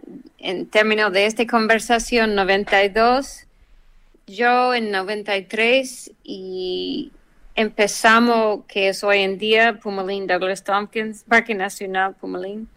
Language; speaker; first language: Spanish; non-native, fluent; English